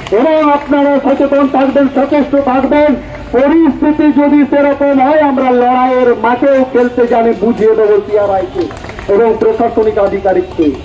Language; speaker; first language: Bangla; non-native, local second language; Santali